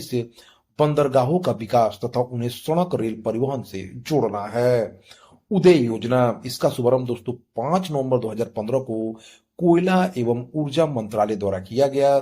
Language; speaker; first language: Hindi; native; Hindi